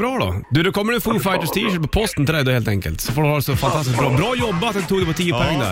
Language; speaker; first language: Swedish; native; Swedish